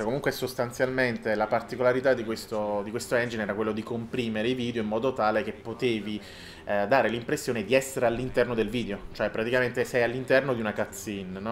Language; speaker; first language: Italian; native; Italian